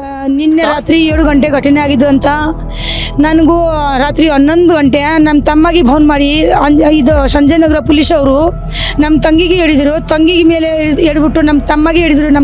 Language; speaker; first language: Kannada; non-native, fluent; Nepali